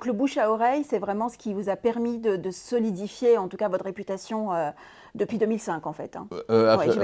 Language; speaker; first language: French; native; French